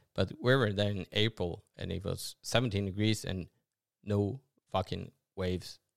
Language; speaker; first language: English; non-native, fluent; Norwegian